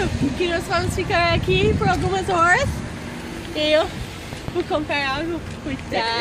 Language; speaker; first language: Portuguese; non-native, fluent; English